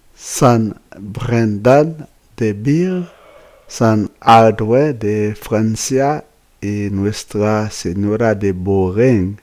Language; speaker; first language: Spanish; non-native, fluent; Haitian Creole